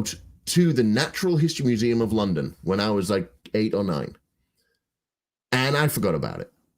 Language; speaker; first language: English; native; English